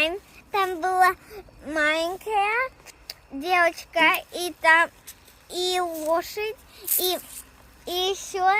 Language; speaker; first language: Russian; early bilingual, heritage; Russian